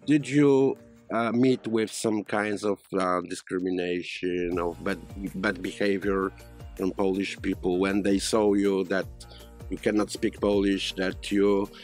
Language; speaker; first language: English; non-native, fluent; Polish